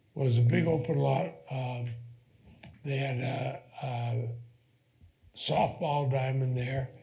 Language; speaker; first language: English; native; English